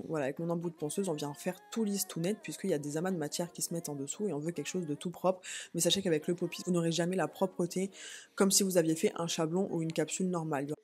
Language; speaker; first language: French; native; French